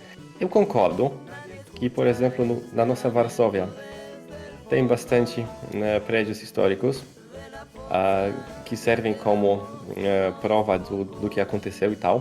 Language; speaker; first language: Portuguese; non-native, fluent; Polish